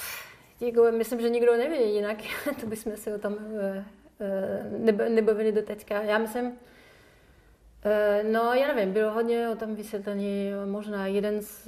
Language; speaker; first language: Czech; non-native, fluent; French